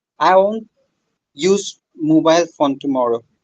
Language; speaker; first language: English; non-native, local second language; Bangla